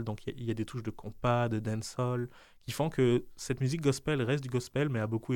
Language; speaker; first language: French; native; French